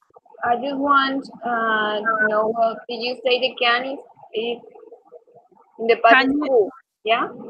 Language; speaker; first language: English; non-native, learner; Spanish